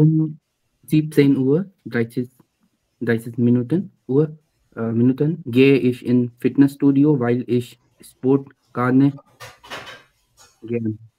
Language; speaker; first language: German; non-native, learner; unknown